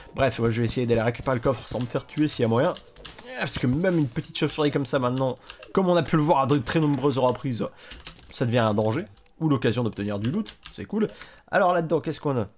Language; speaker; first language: French; native; French